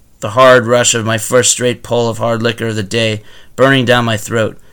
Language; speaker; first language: English; native; English